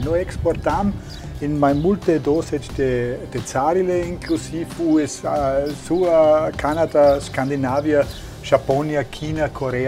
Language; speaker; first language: Romanian; non-native, learner; German